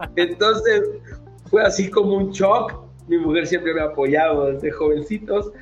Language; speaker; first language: Spanish; native; Spanish